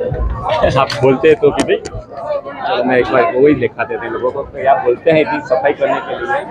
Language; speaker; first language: Hindi; non-native, local second language; Gujarati